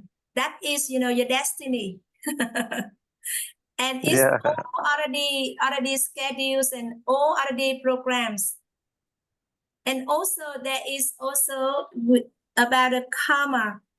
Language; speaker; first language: English; non-native, fluent; Vietnamese